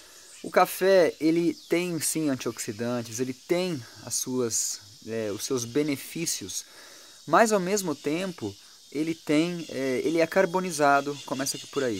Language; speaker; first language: Portuguese; native; Portuguese